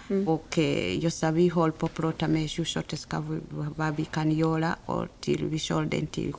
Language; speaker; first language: Swedish; non-native, learner; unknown